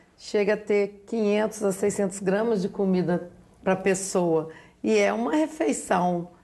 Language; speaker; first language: Portuguese; native; Portuguese